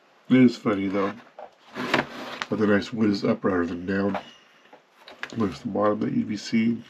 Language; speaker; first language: English; native; English